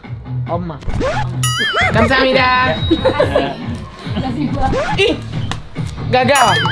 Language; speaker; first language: Korean; non-native, learner; Indonesian